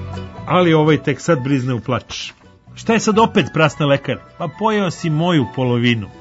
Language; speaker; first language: Croatian; native; Croatian